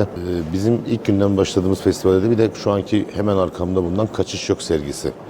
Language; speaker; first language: Turkish; native; Turkish